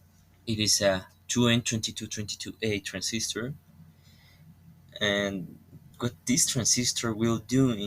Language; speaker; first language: English; non-native, learner; Spanish